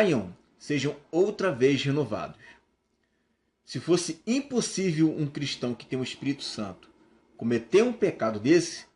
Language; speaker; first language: Portuguese; native; Portuguese